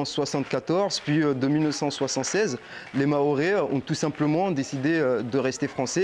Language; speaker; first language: French; non-native, local second language; Comorian